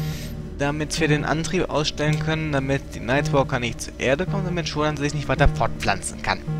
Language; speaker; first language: German; native; German